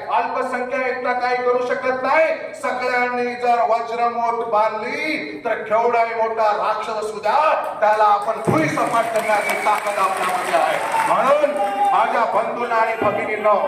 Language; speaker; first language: Marathi; non-native, local second language; Lambadi